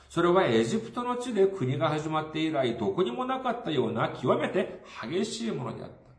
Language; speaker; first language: Japanese; non-native, fluent; Korean